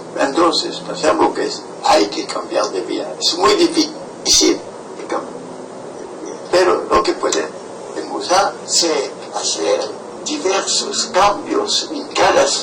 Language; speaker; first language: Spanish; non-native, fluent; French